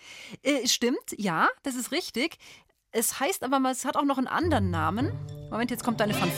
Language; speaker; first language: German; native; German